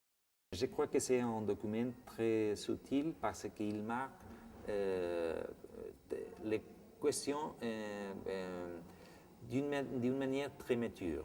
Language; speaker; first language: French; non-native, fluent; Spanish